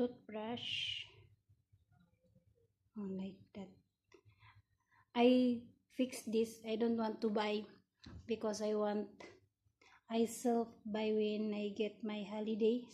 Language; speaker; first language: English; non-native, learner; Filipino